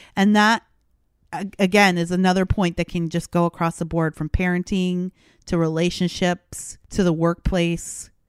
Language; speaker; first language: English; native; English